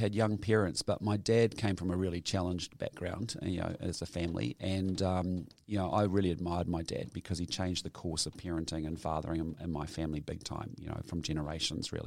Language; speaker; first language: English; native; English